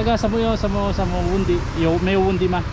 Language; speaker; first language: Chinese; non-native, learner; Filipino